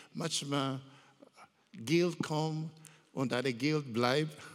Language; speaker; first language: German; non-native, learner; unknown